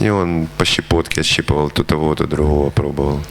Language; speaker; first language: Russian; native; Russian